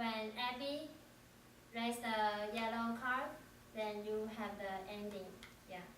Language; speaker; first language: English; non-native, learner; Chinese